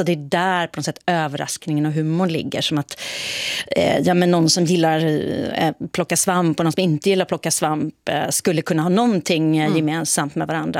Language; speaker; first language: Swedish; native; Swedish